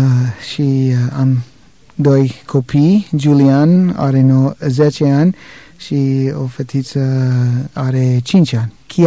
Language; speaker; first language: Romanian; non-native, learner; English